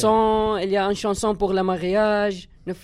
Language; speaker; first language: French; non-native, learner; Arabic